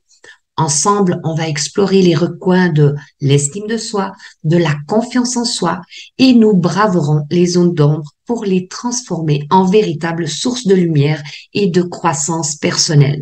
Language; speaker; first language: French; native; French